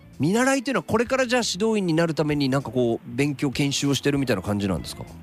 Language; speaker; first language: Japanese; native; Japanese